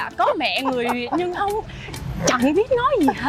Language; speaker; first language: Vietnamese; non-native, fluent; English